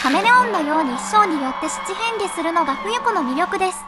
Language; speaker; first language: Japanese; native; Japanese